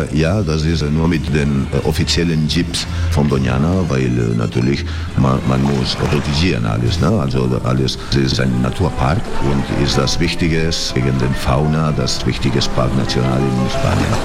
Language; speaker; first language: German; non-native, learner; Spanish